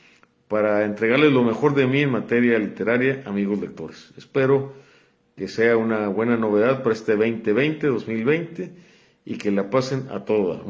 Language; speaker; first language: Spanish; native; Spanish